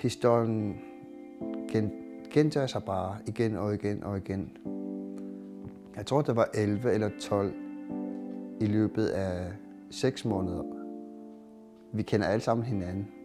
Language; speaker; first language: Danish; non-native, local second language; Kalaallisut